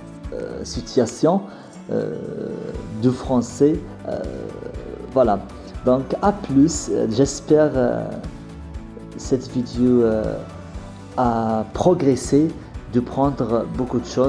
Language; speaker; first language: French; non-native, fluent; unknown